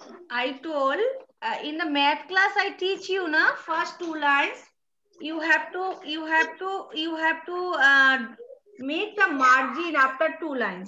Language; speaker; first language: English; non-native, learner; Bangla